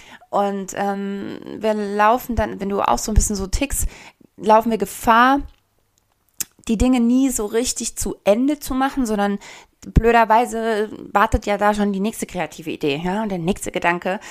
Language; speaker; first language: German; native; German